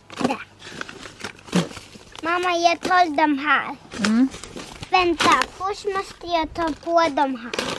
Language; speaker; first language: Swedish; early bilingual, other home language; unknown